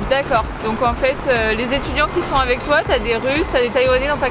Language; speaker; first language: French; native; French